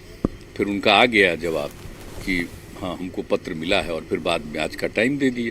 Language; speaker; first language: Hindi; native; Hindi